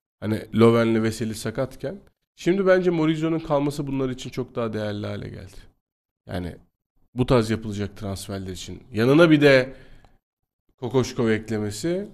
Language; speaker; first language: Turkish; native; Turkish